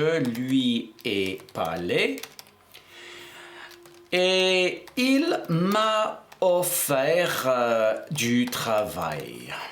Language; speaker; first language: French; non-native, fluent; English